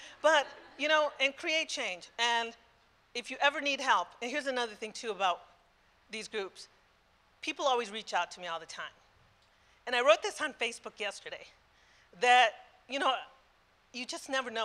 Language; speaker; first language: English; early bilingual, other home language; Spanish